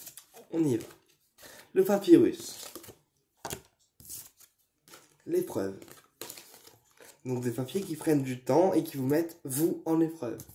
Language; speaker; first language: French; native; French